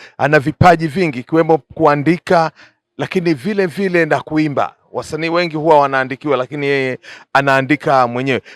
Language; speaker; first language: Swahili; native; Swahili